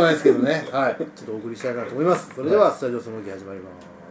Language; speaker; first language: Japanese; native; Japanese